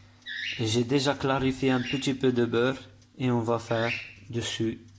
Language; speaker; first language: French; non-native, learner; Arabic